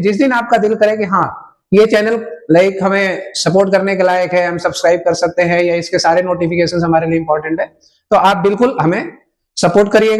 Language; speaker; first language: Hindi; native; Hindi